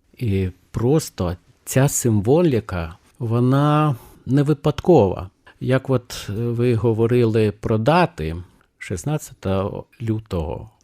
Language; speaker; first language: Ukrainian; non-native, fluent; Lithuanian